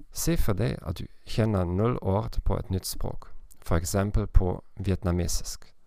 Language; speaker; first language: Norwegian; non-native, learner; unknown